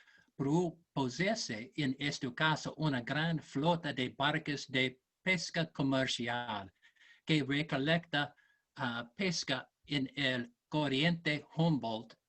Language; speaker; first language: Spanish; non-native, learner; English